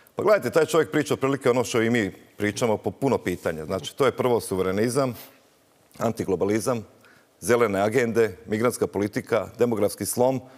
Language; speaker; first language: Croatian; native; Croatian